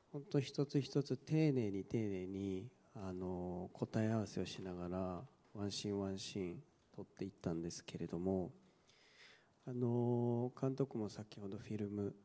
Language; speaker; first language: Japanese; native; Japanese